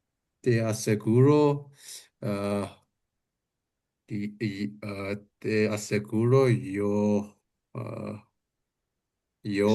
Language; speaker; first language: Spanish; non-native, learner; English